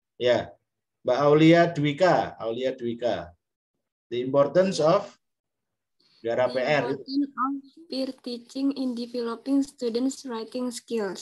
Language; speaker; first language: English; non-native, fluent; Indonesian